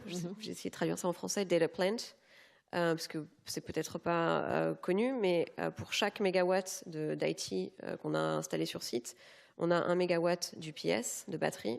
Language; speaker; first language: French; native; French